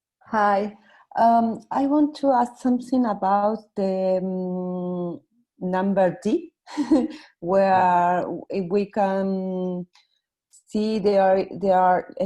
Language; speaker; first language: English; non-native, learner; Spanish